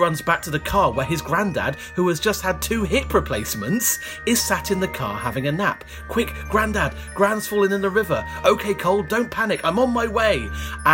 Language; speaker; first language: English; native; English